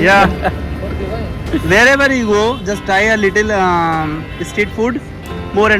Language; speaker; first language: English; non-native, local second language; Hindi